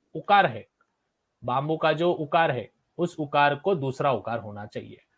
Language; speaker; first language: Hindi; non-native, local second language; Marathi